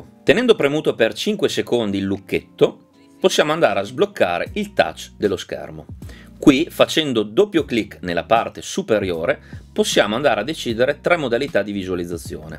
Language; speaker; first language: Italian; native; Italian